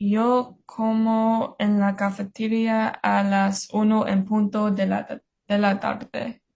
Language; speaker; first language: Spanish; non-native, learner; English